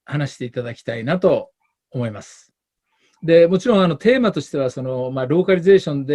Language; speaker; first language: Japanese; native; Japanese